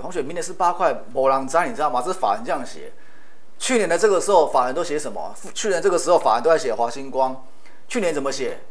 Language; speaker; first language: Chinese; native; Chinese